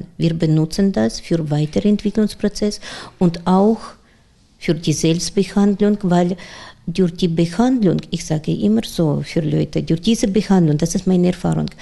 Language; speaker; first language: German; non-native, learner; Russian